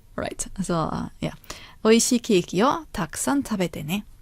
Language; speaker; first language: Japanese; non-native, fluent; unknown